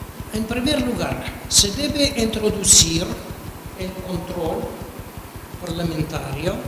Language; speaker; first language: Spanish; non-native, fluent; Russian